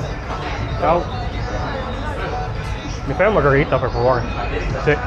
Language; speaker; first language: Italian; non-native, learner; Filipino